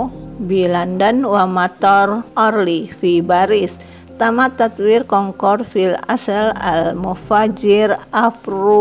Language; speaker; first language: Arabic; non-native, fluent; Indonesian